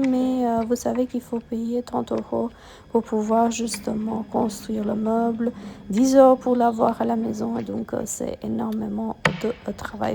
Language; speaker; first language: French; non-native, fluent; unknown